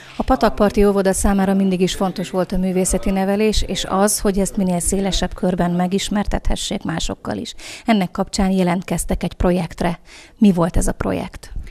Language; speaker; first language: Hungarian; native; Hungarian